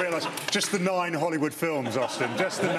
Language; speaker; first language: English; native; English